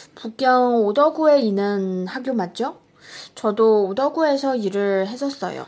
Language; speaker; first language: Korean; non-native, fluent; Chinese